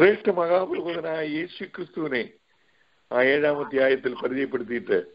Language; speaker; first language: Malayalam; native; Malayalam